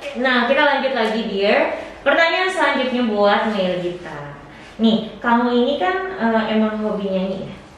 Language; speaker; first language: Indonesian; native; Indonesian